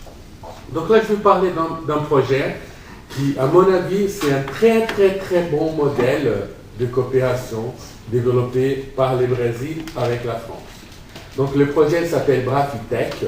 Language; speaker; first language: French; non-native, fluent; Portuguese